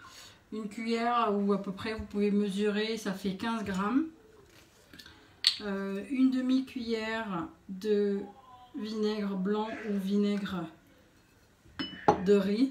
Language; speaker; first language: French; native; French